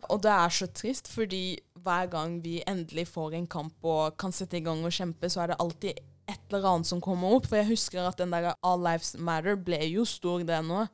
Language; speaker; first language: Norwegian; early bilingual, other home language; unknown